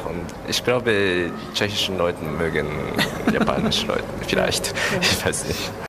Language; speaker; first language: German; non-native, learner; Japanese